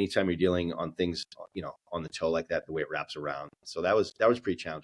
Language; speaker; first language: English; native; English